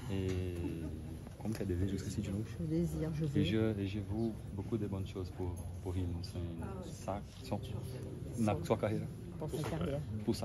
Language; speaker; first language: French; non-native, learner; Portuguese